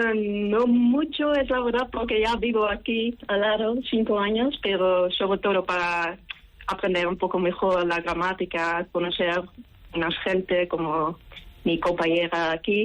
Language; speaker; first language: Spanish; non-native, fluent; Dutch